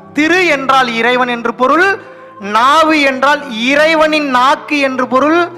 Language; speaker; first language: Tamil; non-native, local second language; Telugu